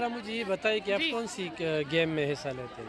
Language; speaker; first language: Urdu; non-native, local second language; Pashto